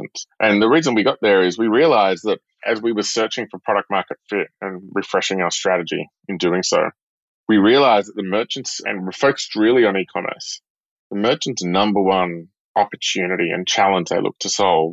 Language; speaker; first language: English; native; English